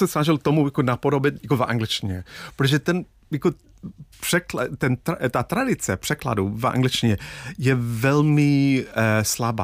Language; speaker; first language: Czech; non-native, fluent; English